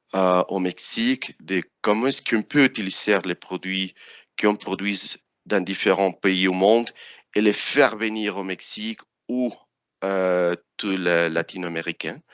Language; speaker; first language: French; non-native, fluent; Spanish